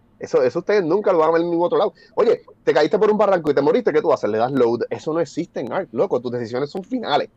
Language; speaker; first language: Spanish; native; Spanish